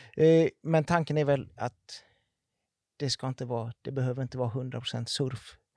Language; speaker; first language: Swedish; native; Swedish